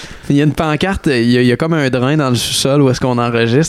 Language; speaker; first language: French; native; French